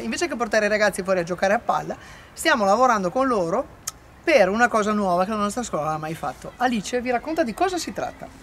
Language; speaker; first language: Italian; native; Italian